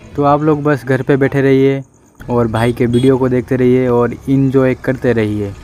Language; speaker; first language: Hindi; non-native, local second language; Odia